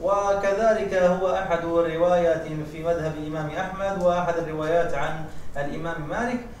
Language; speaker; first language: Arabic; native; Arabic